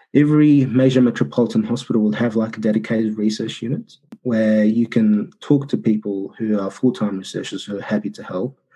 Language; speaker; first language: English; early bilingual, other home language; Arabic